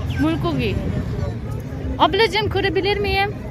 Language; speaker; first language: Turkish; non-native, learner; Uzbek